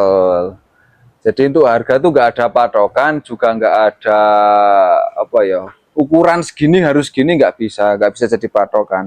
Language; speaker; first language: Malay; non-native, local second language; Javanese